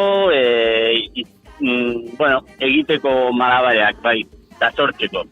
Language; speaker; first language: Basque; non-native, local second language; Spanish